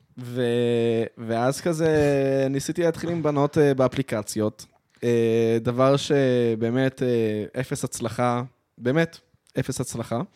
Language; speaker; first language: Hebrew; native; Hebrew